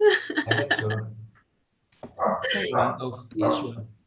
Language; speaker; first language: English; non-native, learner; Spanish